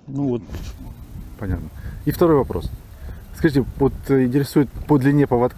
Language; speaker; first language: Russian; native; Russian